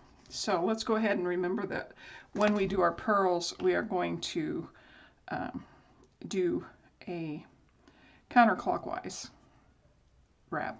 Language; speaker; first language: English; native; English